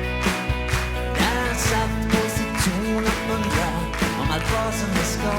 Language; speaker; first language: Swedish; native; Swedish